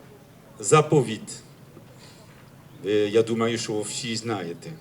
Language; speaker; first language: Ukrainian; non-native, learner; French